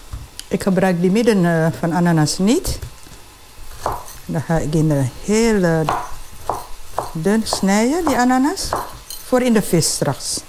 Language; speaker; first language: Dutch; non-native, fluent; Indonesian